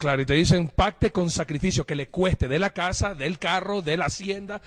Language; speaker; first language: Spanish; native; Spanish